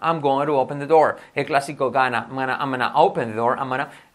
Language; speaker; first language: English; non-native, fluent; Spanish